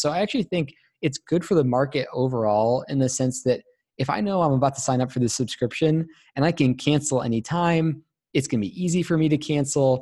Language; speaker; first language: English; native; English